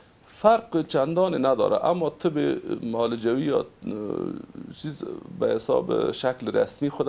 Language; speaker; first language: Persian; native; Persian